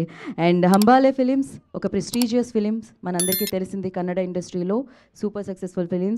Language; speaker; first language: Telugu; native; Telugu